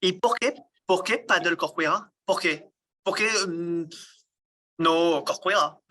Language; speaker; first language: Spanish; non-native, learner; French